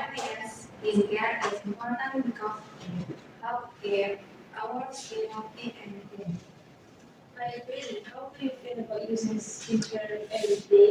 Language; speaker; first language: English; non-native, learner; Indonesian